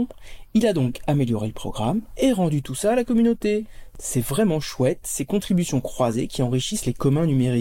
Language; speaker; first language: French; native; French